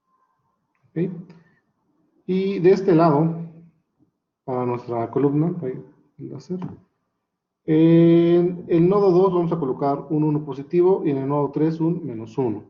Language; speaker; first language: Spanish; native; Spanish